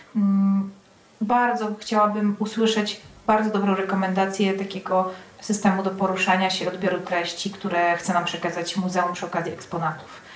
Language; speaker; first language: Polish; native; Polish